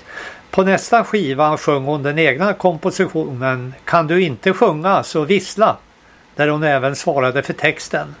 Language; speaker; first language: Swedish; native; Swedish